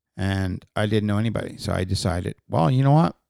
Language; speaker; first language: English; native; English